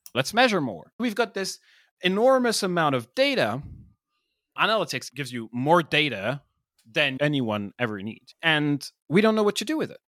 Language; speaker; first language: English; non-native, fluent; French